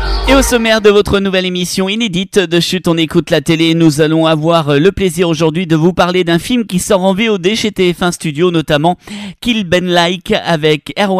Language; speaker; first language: French; native; French